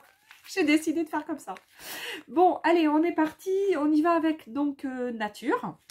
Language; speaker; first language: French; native; French